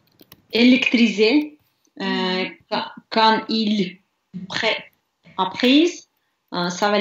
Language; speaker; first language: French; non-native, learner; Russian